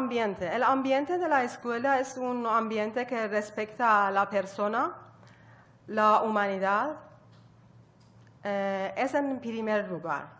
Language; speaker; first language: Spanish; non-native, learner; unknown